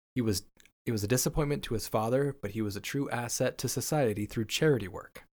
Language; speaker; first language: English; native; English